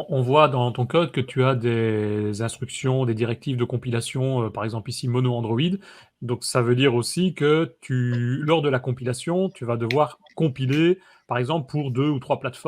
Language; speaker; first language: French; native; French